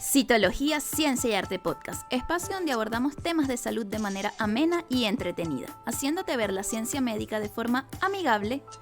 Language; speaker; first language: Spanish; native; Spanish